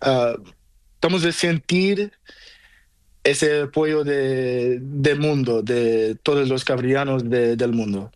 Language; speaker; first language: Spanish; non-native, learner; Portuguese